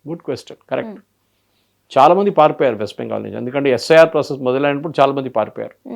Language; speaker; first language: Telugu; non-native, local second language; Malayalam